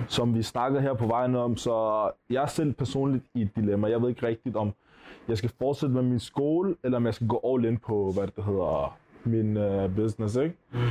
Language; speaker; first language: Danish; early bilingual, other home language; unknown